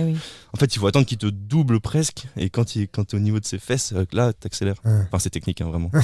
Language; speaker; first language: French; native; French